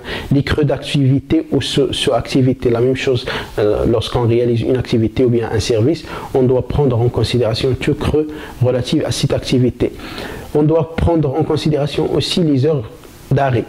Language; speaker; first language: French; non-native, local second language; Arabic